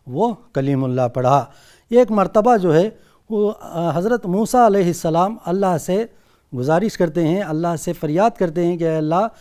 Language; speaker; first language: Urdu; native; Urdu